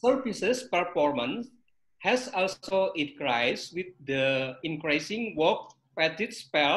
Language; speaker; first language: English; non-native, learner; Indonesian